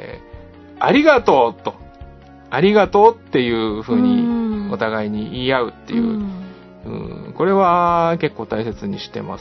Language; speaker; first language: Japanese; native; Japanese